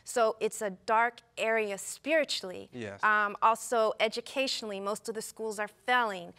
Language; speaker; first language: English; native; English